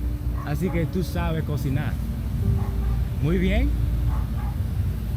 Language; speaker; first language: Spanish; non-native, learner; English